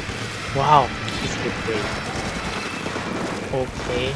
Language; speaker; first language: English; non-native, learner; Japanese